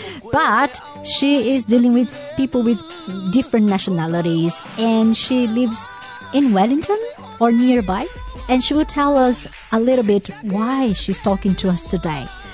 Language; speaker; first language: English; non-native, fluent; Portuguese